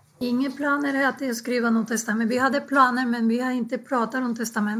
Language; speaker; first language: Swedish; non-native, fluent; Spanish